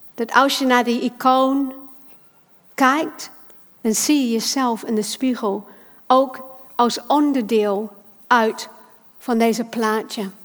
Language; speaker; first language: Dutch; non-native, fluent; English